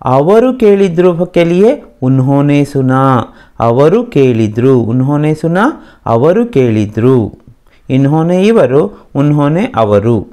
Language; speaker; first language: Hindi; non-native, local second language; Kannada